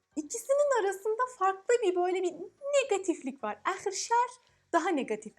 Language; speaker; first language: Turkish; early bilingual, heritage; Arabic